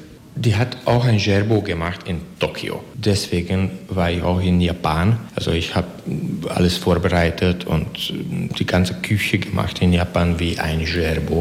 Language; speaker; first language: German; non-native, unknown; Hungarian